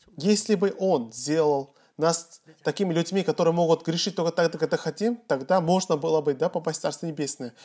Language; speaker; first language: Russian; non-native, fluent; Korean